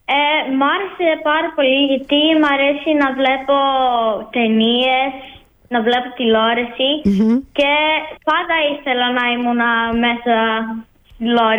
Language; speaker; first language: Greek; early bilingual, heritage; Greek